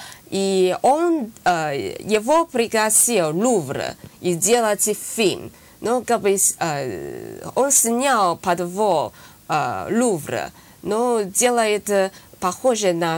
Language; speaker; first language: Russian; non-native, learner; Chinese